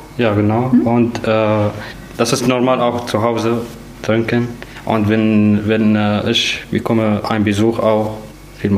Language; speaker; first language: German; non-native, learner; Arabic